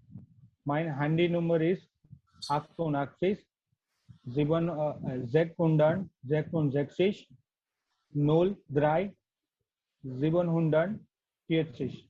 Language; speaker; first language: German; non-native, learner; Gujarati